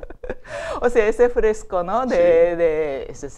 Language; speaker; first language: Spanish; non-native, fluent; Japanese